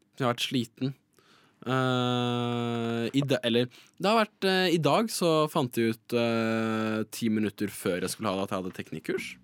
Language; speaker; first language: Norwegian; early bilingual, other home language; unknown